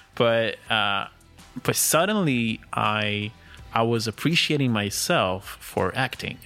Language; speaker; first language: English; early bilingual, other home language; Russian